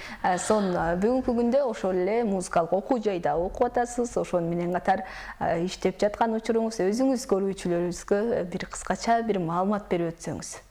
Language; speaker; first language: Kyrgyz; native; Kyrgyz